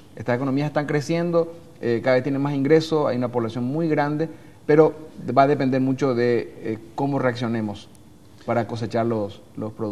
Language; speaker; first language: Spanish; native; Spanish